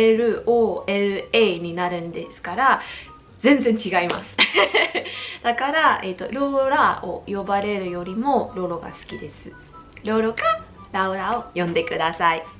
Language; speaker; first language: Japanese; non-native, fluent; Dutch